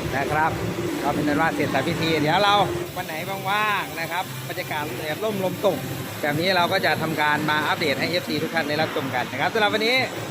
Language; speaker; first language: Thai; native; Thai